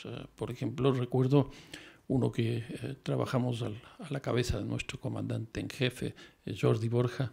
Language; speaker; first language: Spanish; native; Spanish